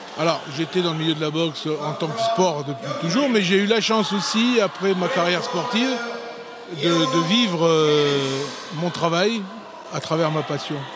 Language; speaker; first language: French; early bilingual, other home language; Italian